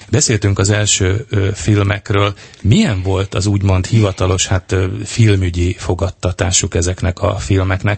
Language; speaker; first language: Hungarian; native; Hungarian